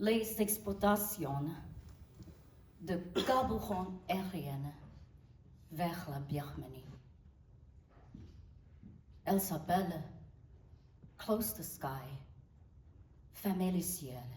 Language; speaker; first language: French; non-native, learner; Burmese